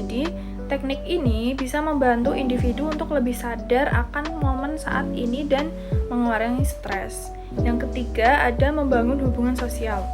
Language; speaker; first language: Indonesian; native; Indonesian